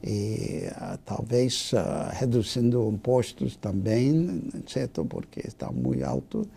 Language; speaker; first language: Portuguese; non-native, fluent; English